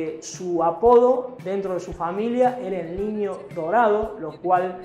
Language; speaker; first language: Spanish; native; Spanish